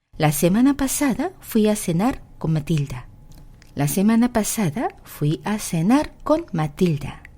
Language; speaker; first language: Spanish; non-native, fluent; Korean